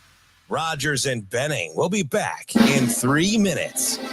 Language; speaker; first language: English; native; English